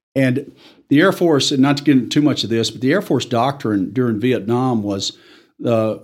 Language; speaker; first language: English; native; English